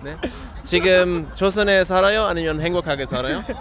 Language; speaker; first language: Korean; non-native, learner; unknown